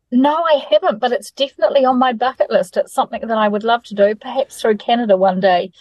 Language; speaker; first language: English; native; English